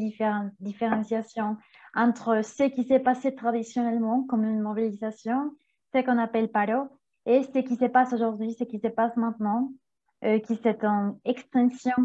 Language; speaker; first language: French; non-native, fluent; Spanish